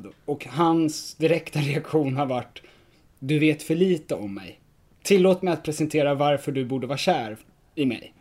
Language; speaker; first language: Swedish; native; Swedish